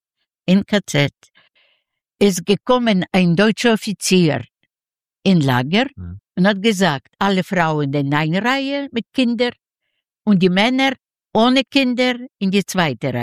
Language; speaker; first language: German; non-native, learner; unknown